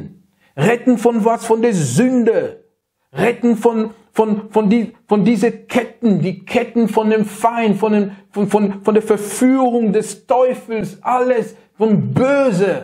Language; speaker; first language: German; non-native, learner; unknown